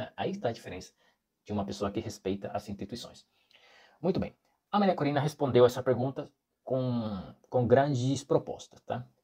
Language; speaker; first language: Portuguese; non-native, fluent; Spanish